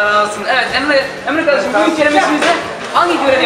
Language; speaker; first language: Turkish; early bilingual, heritage; Turkish